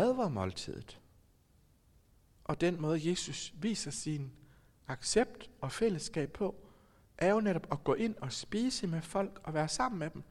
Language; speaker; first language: Danish; native; Danish